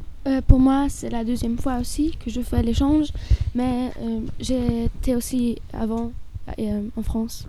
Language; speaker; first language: French; non-native, learner; German